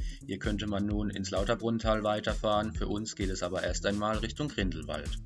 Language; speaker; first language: German; native; German